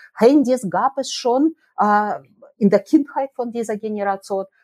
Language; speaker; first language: German; non-native, fluent; Russian